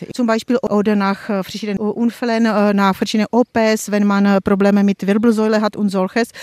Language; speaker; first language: German; non-native, fluent; Czech